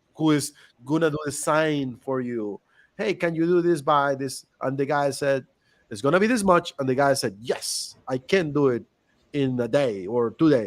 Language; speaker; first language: English; non-native, fluent; Spanish